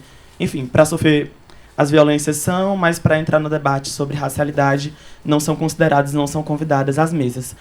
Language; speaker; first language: Portuguese; native; Portuguese